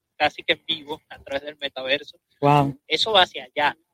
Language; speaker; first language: Spanish; native; Spanish